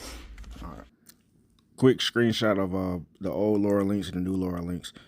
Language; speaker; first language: English; native; English